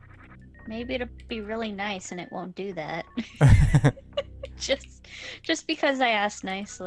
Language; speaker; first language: English; native; English